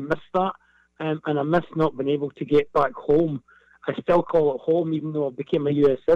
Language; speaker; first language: English; native; English